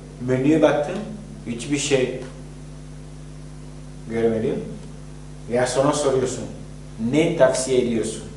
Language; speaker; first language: Turkish; non-native, fluent; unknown